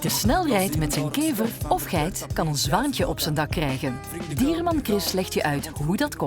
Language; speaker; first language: Dutch; native; Dutch